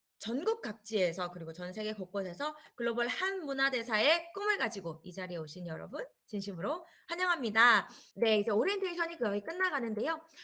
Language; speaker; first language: Korean; native; Korean